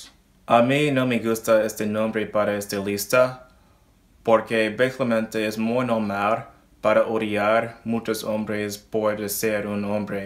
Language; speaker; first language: Spanish; non-native, learner; English